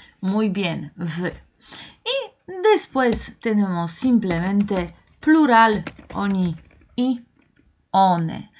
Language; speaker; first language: Spanish; non-native, fluent; Polish